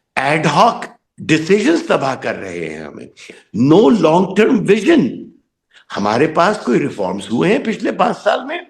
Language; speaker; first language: Urdu; native; Urdu